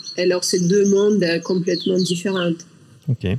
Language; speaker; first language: French; non-native, learner; Russian